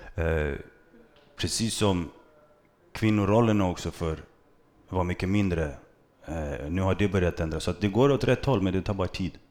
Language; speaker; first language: Swedish; early bilingual, other home language; Kurdish